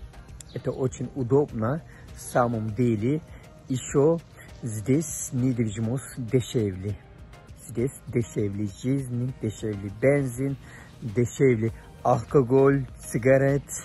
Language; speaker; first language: Russian; non-native, fluent; Turkish